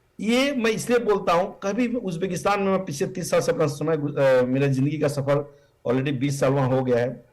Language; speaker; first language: Hindi; native; Hindi